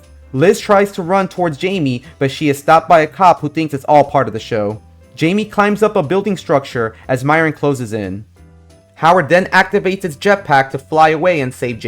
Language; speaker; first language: English; native; English